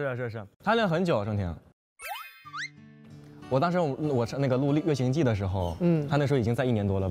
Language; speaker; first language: Chinese; native; Chinese